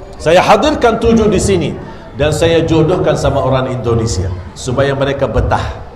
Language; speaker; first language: Indonesian; non-native, fluent; Arabic